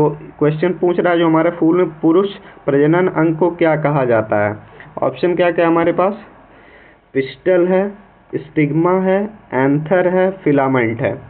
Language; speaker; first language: Hindi; native; Hindi